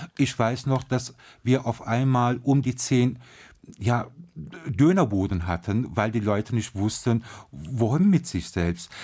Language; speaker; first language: German; early bilingual, other home language; Turkish